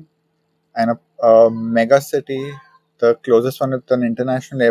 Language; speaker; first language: English; non-native, local second language; Hindi